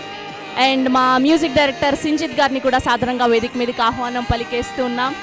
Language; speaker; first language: Telugu; native; Telugu